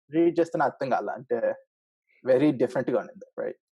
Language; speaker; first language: Telugu; early bilingual, heritage; Telugu